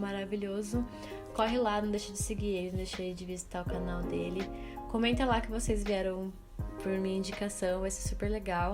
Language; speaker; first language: Portuguese; native; Portuguese